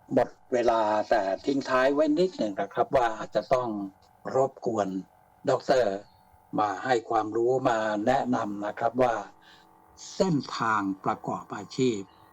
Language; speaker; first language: Thai; native; Thai